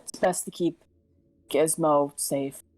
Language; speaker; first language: English; native; English